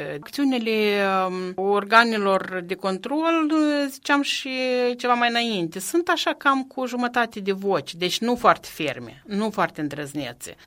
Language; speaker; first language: Romanian; native; Romanian